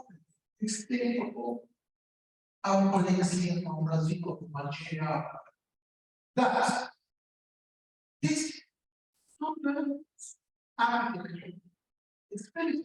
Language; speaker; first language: English; non-native, learner; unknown